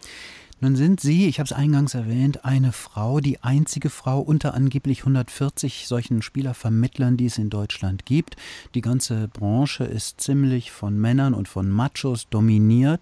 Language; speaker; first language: German; native; German